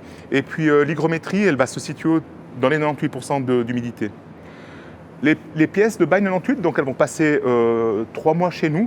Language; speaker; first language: French; native; French